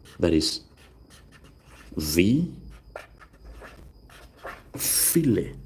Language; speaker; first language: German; non-native, learner; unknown